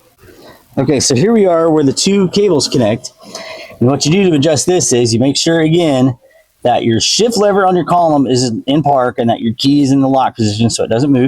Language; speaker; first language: English; native; English